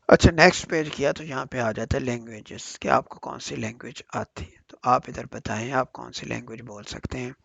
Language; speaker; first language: Urdu; native; Urdu